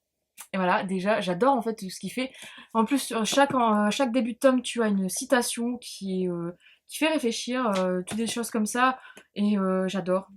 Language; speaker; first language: French; native; French